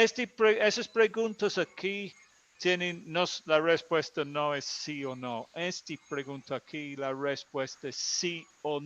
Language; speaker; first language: Spanish; non-native, fluent; English